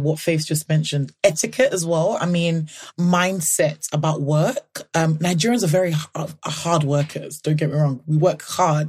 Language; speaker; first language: English; non-native, local second language; Yoruba